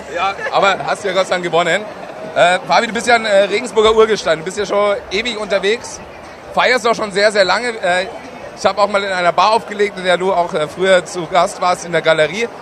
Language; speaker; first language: German; native; German